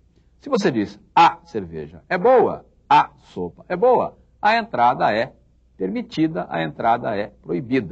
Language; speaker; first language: Portuguese; native; Portuguese